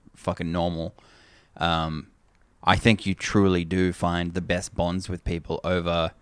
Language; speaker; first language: English; native; English